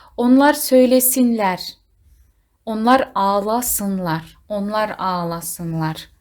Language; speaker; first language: Turkish; non-native, fluent; Kazakh